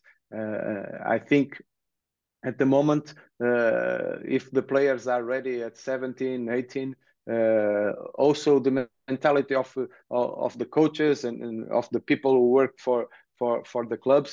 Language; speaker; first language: English; early bilingual, other home language; Portuguese